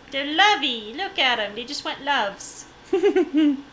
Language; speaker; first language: English; native; English